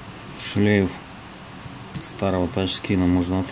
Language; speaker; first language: Russian; native; Russian